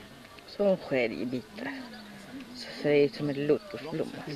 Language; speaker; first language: Swedish; non-native, fluent; Spanish